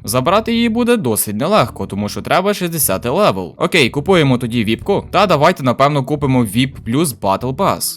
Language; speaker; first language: Ukrainian; native; Ukrainian